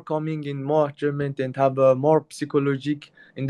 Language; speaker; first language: English; non-native, learner; Mongolian